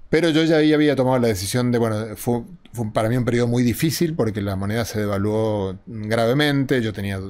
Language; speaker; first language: Spanish; native; Spanish